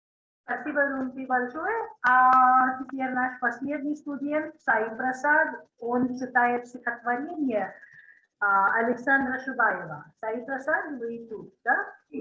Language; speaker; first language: Russian; non-native, fluent; Marathi